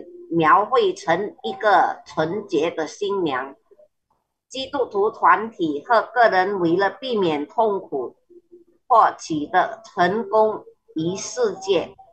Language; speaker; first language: Chinese; early bilingual, heritage; Chinese